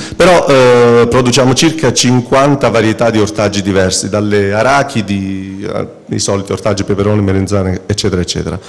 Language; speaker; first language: Italian; native; Italian